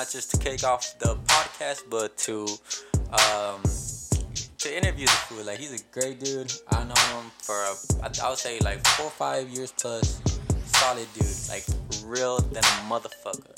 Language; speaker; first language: English; early bilingual, other home language; Spanish